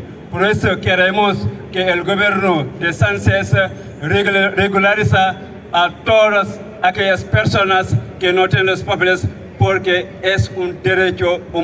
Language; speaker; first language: Spanish; non-native, fluent; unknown